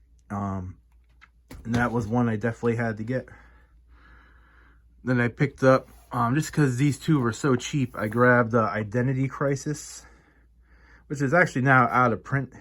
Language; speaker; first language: English; native; English